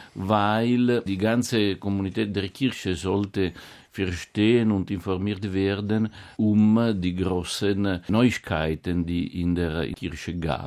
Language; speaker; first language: German; non-native, fluent; Italian